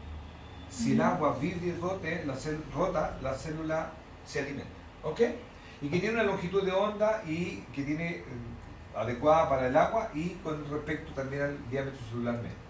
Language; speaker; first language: Spanish; native; Spanish